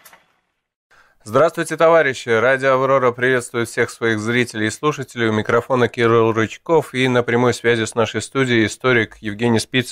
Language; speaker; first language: Russian; native; Russian